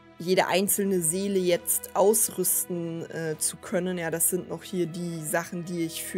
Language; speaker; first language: German; native; German